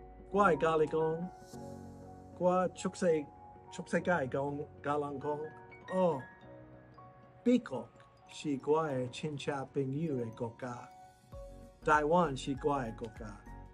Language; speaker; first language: Chinese; non-native, learner; English